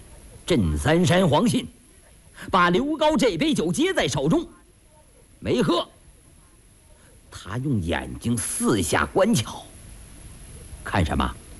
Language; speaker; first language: Chinese; native; Chinese